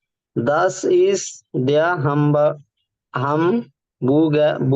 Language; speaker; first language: German; non-native, learner; Bangla